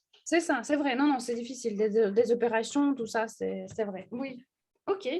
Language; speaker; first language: French; non-native, fluent; Russian